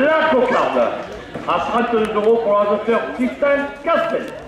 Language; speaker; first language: French; native; French